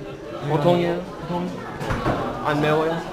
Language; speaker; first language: Korean; non-native, learner; English